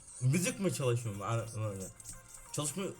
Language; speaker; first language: Turkish; non-native, learner; Ukrainian